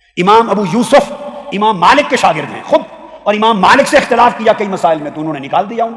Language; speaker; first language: Urdu; non-native, local second language; Punjabi